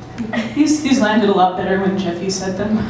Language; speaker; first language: English; native; English